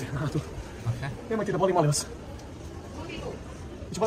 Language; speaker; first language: Croatian; native; Croatian